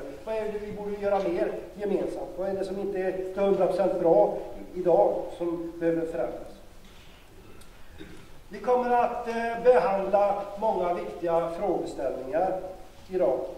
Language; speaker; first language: Swedish; native; Swedish